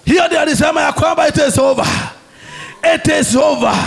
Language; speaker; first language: English; non-native, local second language; Swahili